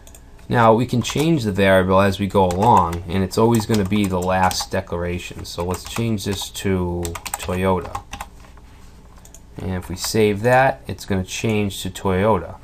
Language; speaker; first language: English; native; English